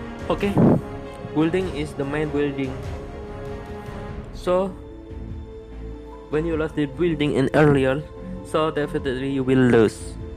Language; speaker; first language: English; non-native, learner; Indonesian